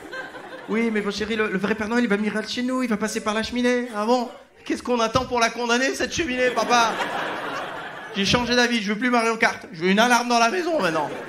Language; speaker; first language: French; native; French